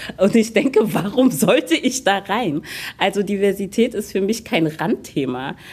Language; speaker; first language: German; early bilingual, other home language; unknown